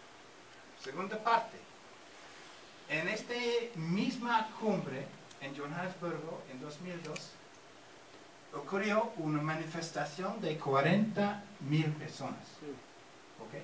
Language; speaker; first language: Spanish; non-native, fluent; English